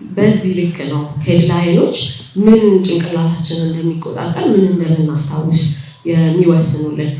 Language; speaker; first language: Amharic; native; Amharic